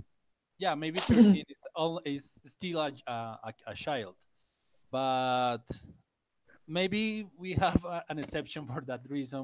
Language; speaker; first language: English; non-native, learner; Spanish